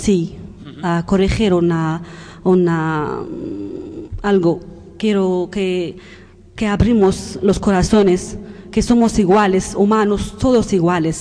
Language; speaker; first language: Spanish; non-native, learner; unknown